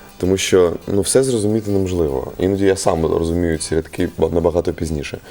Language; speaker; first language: Ukrainian; non-native, local second language; Russian